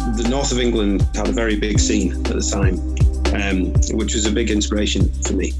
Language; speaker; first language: English; native; English